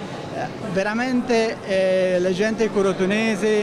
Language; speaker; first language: Italian; non-native, learner; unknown